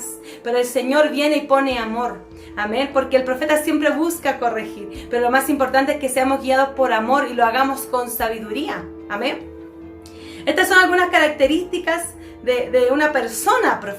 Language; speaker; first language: Spanish; native; Spanish